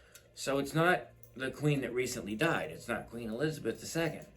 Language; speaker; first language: English; native; English